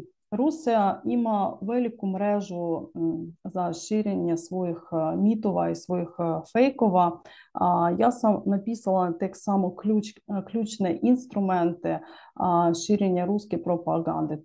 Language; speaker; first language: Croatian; non-native, learner; Ukrainian